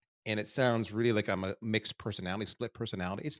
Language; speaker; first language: English; native; English